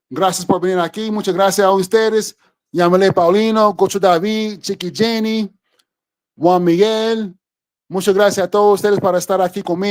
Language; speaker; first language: Spanish; non-native, fluent; English